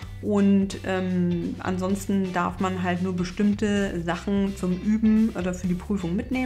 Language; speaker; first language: German; native; German